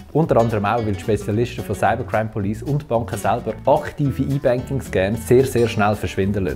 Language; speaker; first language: German; native; German